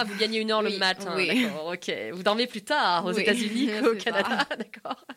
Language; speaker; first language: French; native; French